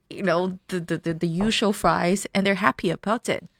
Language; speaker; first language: English; non-native, local second language; Cantonese